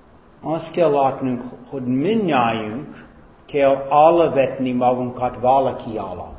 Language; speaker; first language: Hungarian; non-native, fluent; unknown